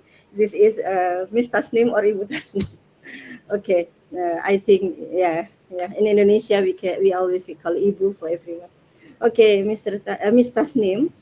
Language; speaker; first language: English; non-native, learner; Indonesian